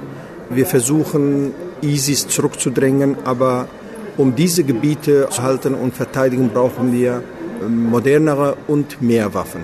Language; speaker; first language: German; non-native, fluent; Kurdish